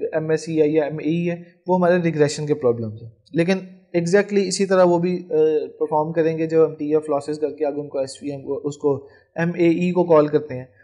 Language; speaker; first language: Urdu; non-native, local second language; Punjabi